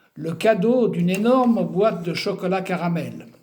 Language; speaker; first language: French; early bilingual, heritage; French